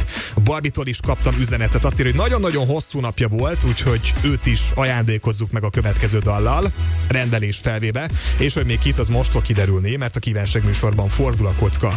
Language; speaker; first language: Hungarian; native; Hungarian